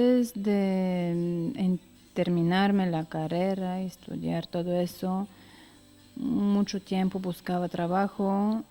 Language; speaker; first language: Spanish; non-native, learner; Bulgarian